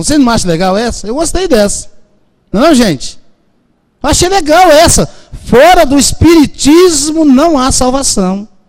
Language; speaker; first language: Portuguese; native; Portuguese